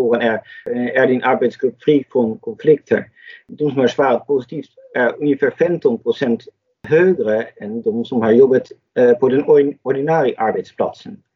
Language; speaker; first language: Swedish; non-native, fluent; Dutch